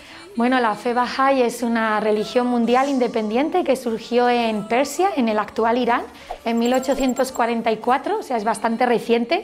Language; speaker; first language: Spanish; native; Spanish